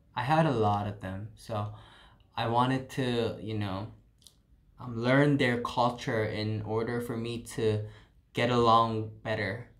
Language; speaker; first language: English; early bilingual, other home language; Korean